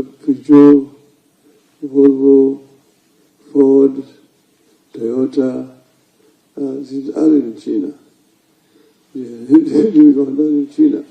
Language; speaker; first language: German; non-native, fluent; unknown